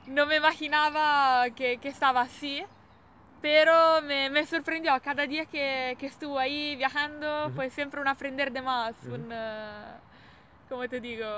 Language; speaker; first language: Spanish; non-native, learner; Italian